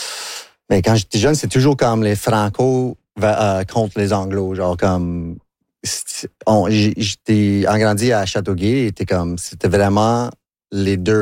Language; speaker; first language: French; non-native, local second language; English